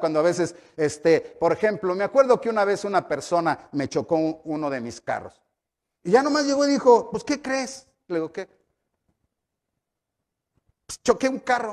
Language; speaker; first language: Spanish; native; Spanish